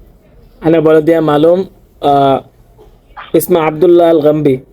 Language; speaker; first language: Arabic; non-native, learner; Bangla